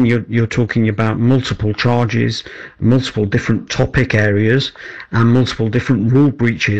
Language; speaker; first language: English; native; English